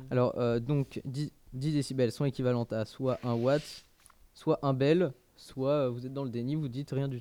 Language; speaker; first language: French; native; French